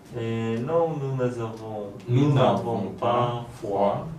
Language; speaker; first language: French; non-native, learner; Polish